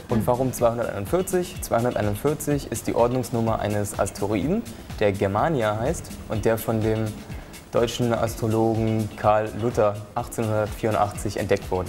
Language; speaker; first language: German; native; German